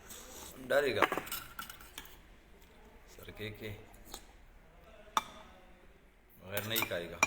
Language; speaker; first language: Hindi; non-native, learner; Pashto